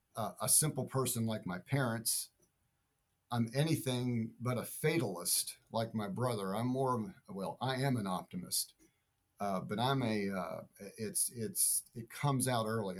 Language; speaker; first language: English; native; English